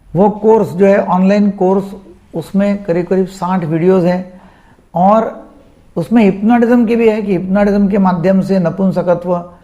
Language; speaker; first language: Hindi; non-native, local second language; Marathi